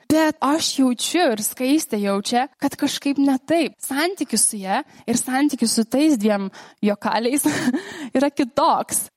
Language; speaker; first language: Lithuanian; native; Lithuanian